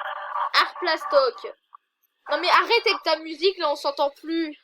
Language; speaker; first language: French; native; French